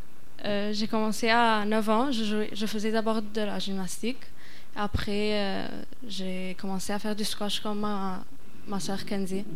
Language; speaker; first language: French; non-native, fluent; Arabic